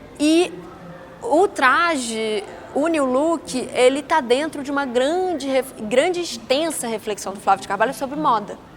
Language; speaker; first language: Portuguese; native; Portuguese